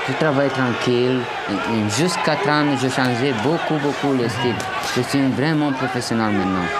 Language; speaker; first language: French; non-native, learner; Romanian